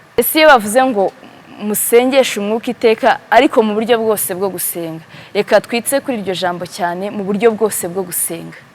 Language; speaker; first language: Kinyarwanda; native; Kinyarwanda